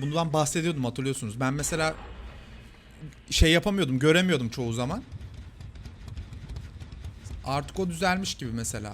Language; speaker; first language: Turkish; native; Turkish